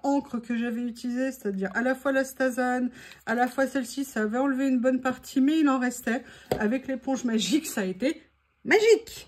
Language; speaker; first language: French; native; French